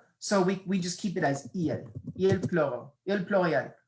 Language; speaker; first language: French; non-native, fluent; English